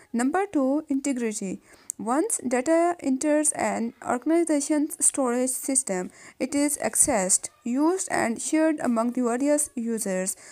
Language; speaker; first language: English; non-native, local second language; Urdu